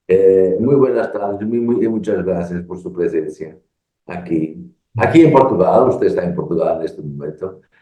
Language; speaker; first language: Spanish; non-native, learner; Portuguese